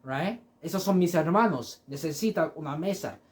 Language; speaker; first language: Spanish; non-native, fluent; English